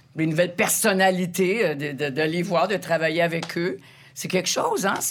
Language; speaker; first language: French; native; French